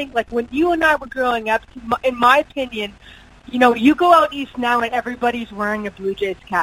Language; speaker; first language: English; native; English